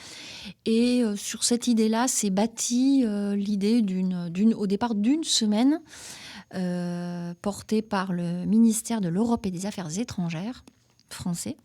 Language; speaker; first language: French; native; French